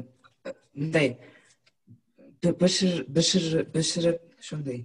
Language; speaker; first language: Kyrgyz; non-native, local second language; Russian